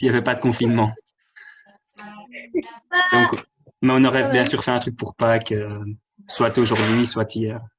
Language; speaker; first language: French; native; French